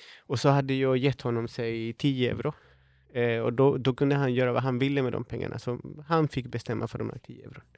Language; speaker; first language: Swedish; non-native, fluent; Spanish